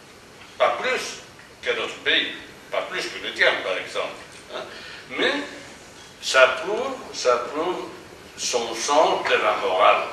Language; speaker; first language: French; non-native, fluent; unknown